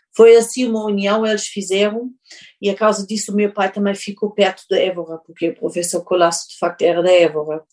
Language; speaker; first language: Portuguese; non-native, fluent; German